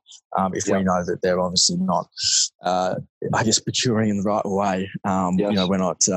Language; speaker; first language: English; native; English